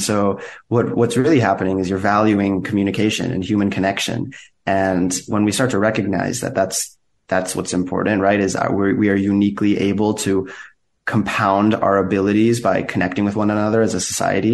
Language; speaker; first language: English; native; English